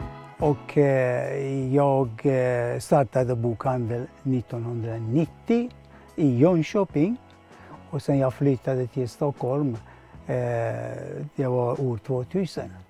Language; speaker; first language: Swedish; non-native, fluent; Persian